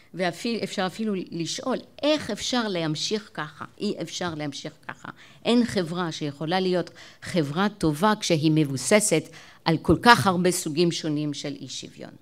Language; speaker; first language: Hebrew; non-native, fluent; French